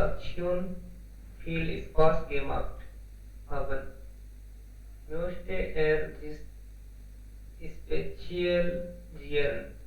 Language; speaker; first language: German; non-native, learner; Hindi